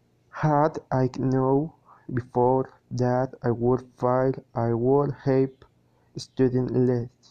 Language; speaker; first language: English; non-native, learner; Spanish